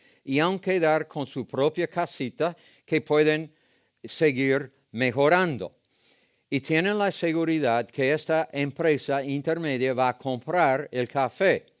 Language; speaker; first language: Spanish; non-native, fluent; English